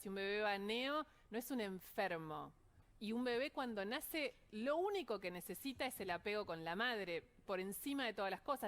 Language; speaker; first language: Spanish; native; Spanish